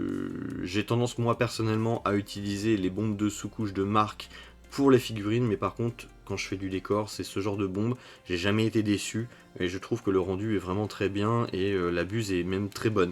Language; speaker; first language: French; native; French